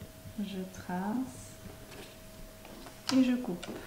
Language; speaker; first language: French; native; French